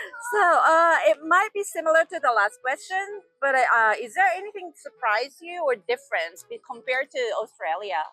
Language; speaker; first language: English; non-native, fluent; Japanese